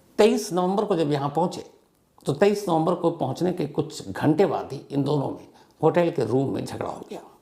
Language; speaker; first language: Hindi; native; Hindi